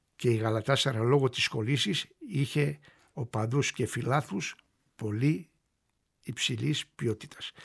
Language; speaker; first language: Greek; native; Greek